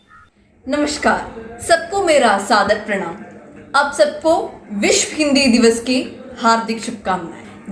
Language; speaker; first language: Hindi; non-native, local second language; Malayalam